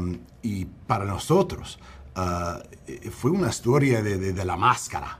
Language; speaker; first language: Spanish; non-native, learner; English